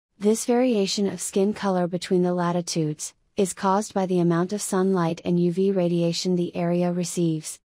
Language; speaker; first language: English; non-native, fluent; Finnish